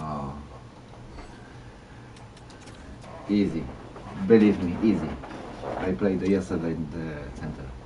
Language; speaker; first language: English; non-native, learner; Polish